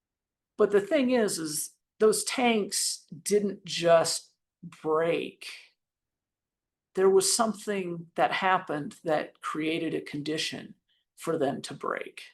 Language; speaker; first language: English; native; English